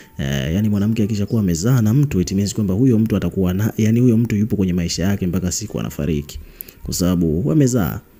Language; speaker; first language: Swahili; native; Swahili